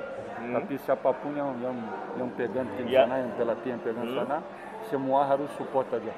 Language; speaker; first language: Indonesian; non-native, learner; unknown